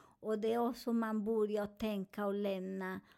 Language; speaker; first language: Swedish; non-native, learner; Spanish